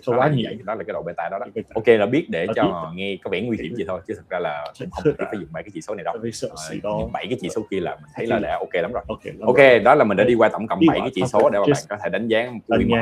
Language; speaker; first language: Vietnamese; native; Vietnamese